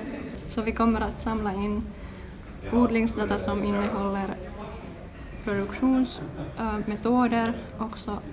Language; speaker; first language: Swedish; non-native, local second language; Finnish